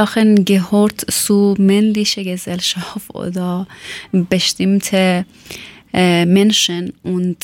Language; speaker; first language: German; non-native, learner; Persian